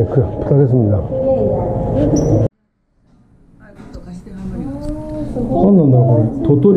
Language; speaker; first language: Japanese; native; Japanese